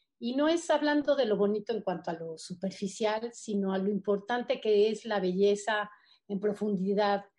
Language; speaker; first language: Spanish; native; Spanish